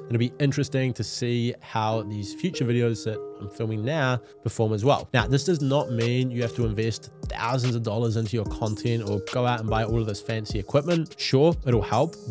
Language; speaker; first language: English; native; English